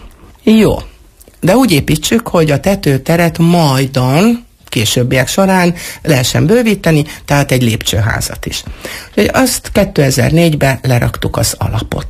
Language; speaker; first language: Hungarian; native; Hungarian